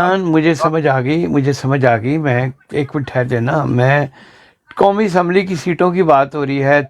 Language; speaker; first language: Urdu; native; Urdu